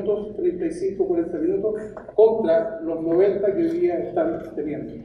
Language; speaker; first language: Spanish; native; Spanish